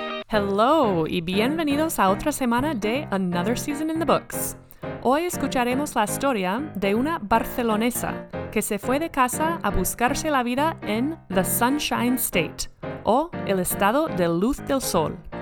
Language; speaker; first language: Spanish; non-native, fluent; English